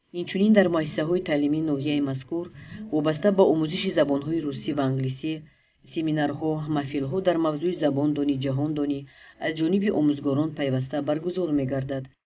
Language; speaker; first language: Tajik; native; Tajik